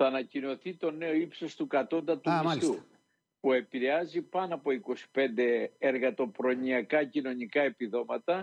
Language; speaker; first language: Greek; native; Greek